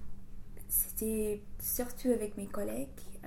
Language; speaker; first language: French; non-native, fluent; English